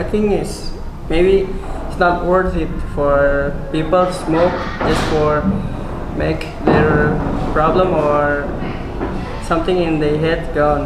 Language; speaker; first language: English; non-native, learner; Indonesian